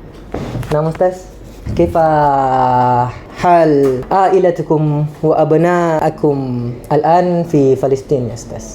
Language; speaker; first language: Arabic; non-native, learner; Indonesian